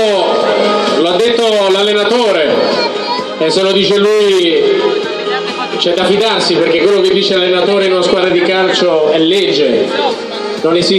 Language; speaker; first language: Italian; native; Italian